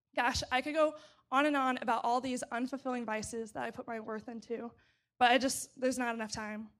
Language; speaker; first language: English; native; English